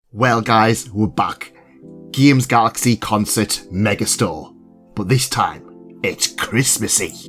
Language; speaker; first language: English; native; English